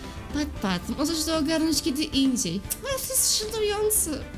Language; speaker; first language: Polish; native; Polish